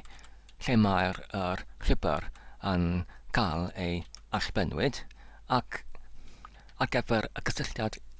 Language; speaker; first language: Welsh; non-native, learner; English